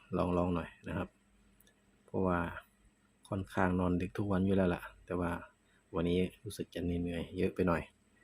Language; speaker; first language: Thai; non-native, local second language; Northeastern Thai